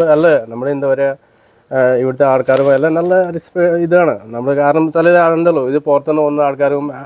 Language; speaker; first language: Malayalam; non-native, learner; Nepali